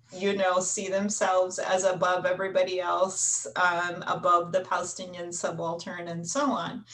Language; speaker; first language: English; native; English